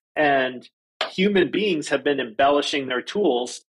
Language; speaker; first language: English; native; English